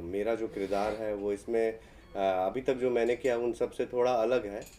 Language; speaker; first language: Hindi; native; Hindi